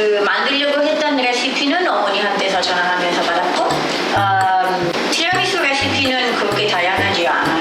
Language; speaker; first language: Korean; non-native, fluent; Italian